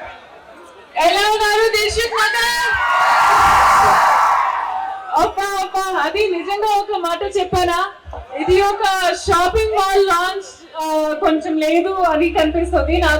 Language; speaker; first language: Telugu; non-native, fluent; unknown